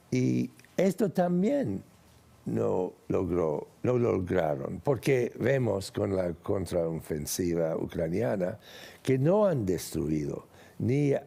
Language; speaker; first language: Spanish; non-native, fluent; English